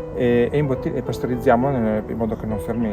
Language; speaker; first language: Italian; native; Italian